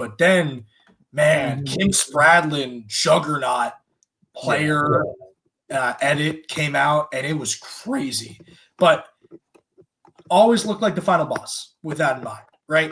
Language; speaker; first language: English; native; English